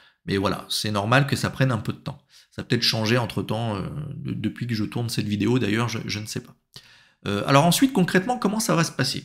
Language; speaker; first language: French; native; French